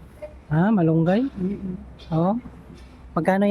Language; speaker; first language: Filipino; non-native, local second language; Cebuano